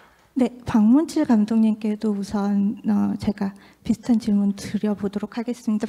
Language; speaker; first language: Korean; native; Korean